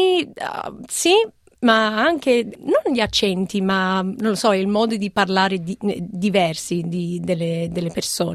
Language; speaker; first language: Italian; non-native, fluent; English